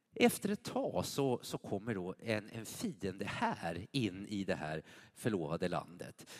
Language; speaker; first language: Swedish; native; Swedish